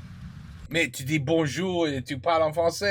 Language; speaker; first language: French; non-native, learner; English